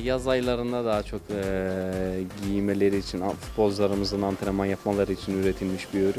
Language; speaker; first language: Turkish; native; Turkish